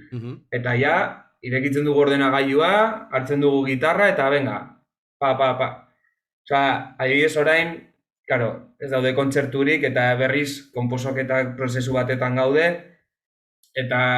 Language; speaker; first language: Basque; non-native, local second language; Spanish